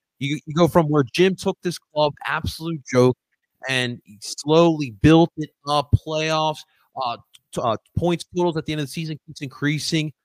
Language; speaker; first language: English; early bilingual, other home language; Spanish